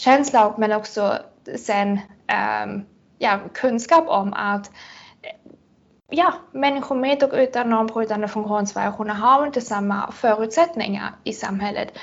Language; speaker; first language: Swedish; non-native, fluent; German